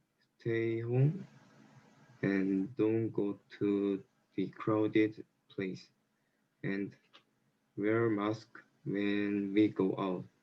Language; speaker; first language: English; non-native, learner; Korean